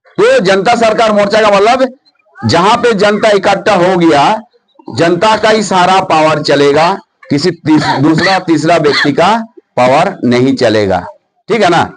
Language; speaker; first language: Hindi; non-native, local second language; Bangla